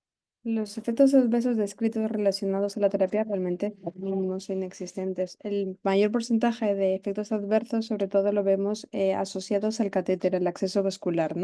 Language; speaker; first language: Spanish; native; Spanish